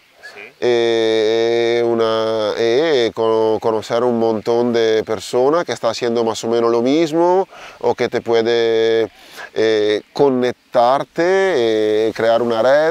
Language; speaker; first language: Spanish; non-native, learner; Italian